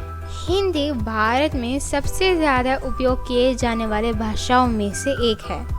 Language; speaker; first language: Hindi; non-native, local second language; Malayalam